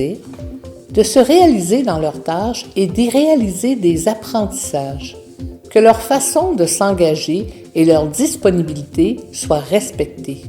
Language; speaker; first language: French; native; French